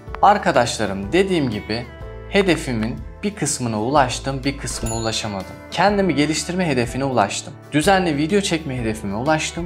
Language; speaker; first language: Turkish; native; Turkish